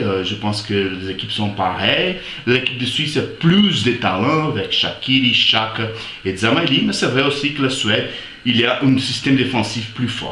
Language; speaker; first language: French; non-native, fluent; Portuguese